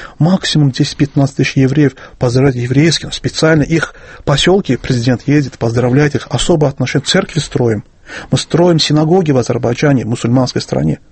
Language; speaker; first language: Russian; non-native, local second language; Azerbaijani